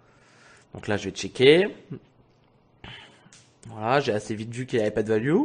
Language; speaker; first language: French; native; French